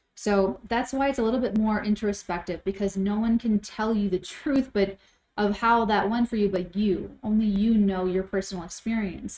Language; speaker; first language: English; native; English